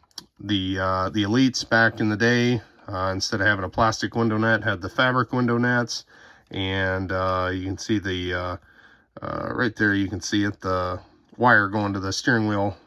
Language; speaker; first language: English; native; English